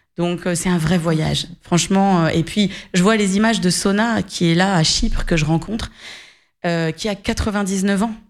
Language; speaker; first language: French; native; French